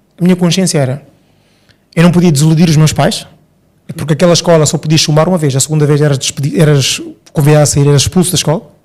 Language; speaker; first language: Portuguese; early bilingual, other home language; Upper Guinea Crioulo